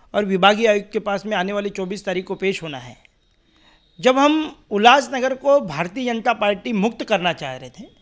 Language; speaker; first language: Hindi; non-native, local second language; Marathi